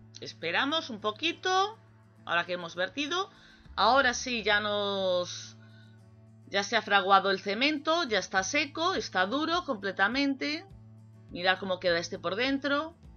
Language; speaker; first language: Spanish; native; Spanish